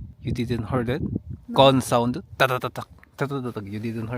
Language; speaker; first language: English; non-native, learner; Korean